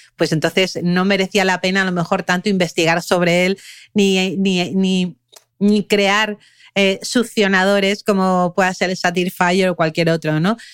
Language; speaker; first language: Spanish; native; Spanish